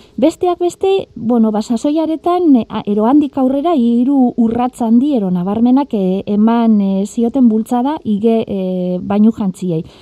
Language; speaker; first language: Basque; native; Basque